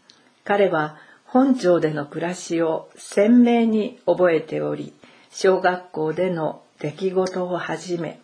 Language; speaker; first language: Japanese; native; Japanese